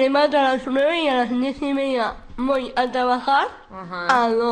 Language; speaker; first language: Spanish; non-native, local second language; Basque